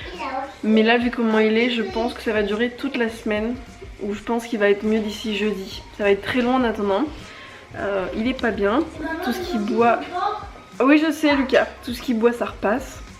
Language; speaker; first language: French; native; French